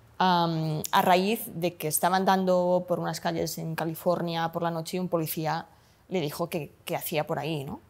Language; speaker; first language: Spanish; non-native, local second language; Catalan